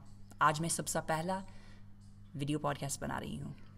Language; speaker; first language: Hindi; non-native, fluent; English